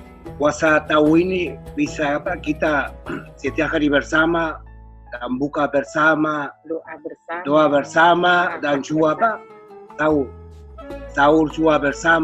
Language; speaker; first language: Indonesian; non-native, fluent; Spanish